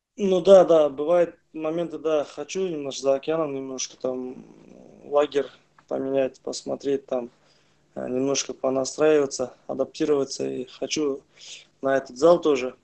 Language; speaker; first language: Russian; non-native, local second language; Kazakh